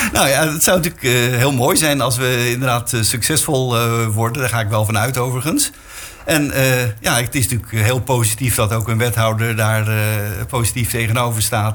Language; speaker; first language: Dutch; native; Dutch